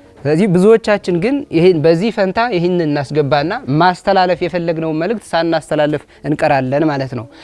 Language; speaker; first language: Amharic; native; Amharic